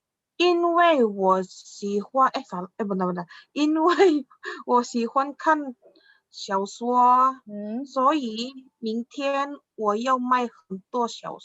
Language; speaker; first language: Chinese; non-native, learner; Indonesian